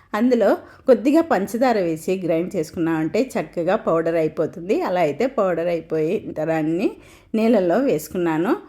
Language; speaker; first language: Telugu; non-native, local second language; Tamil